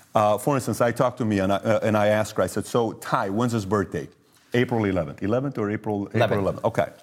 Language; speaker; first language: English; early bilingual, other home language; Persian